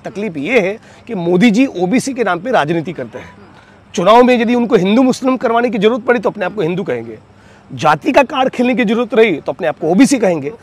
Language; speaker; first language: Hindi; non-native, local second language; Gujarati